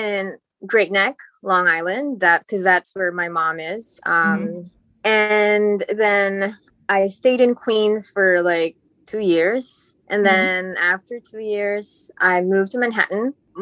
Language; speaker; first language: English; non-native, local second language; Filipino